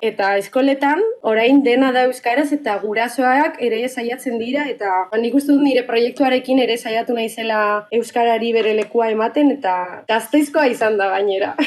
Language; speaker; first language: Basque; non-native, local second language; Spanish